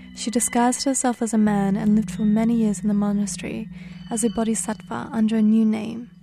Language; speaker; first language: English; native; English